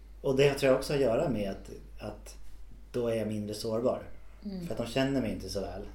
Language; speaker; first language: Swedish; native; Swedish